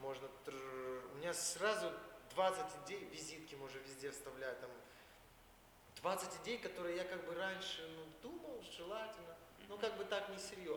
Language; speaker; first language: Russian; native; Russian